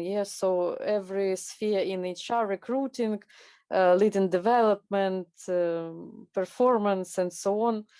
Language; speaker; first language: English; non-native, learner; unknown